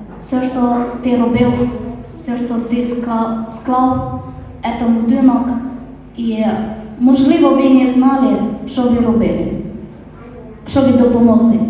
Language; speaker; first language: Ukrainian; non-native, learner; Polish